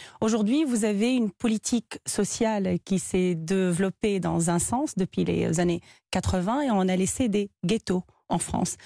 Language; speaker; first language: French; non-native, local second language; Arabic